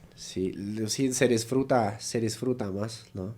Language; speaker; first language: Spanish; native; Spanish